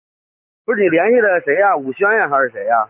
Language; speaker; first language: Chinese; native; Chinese